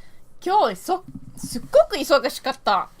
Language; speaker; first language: Japanese; non-native, learner; English